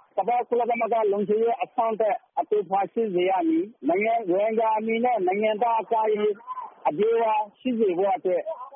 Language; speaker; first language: Burmese; non-native, local second language; Rohingya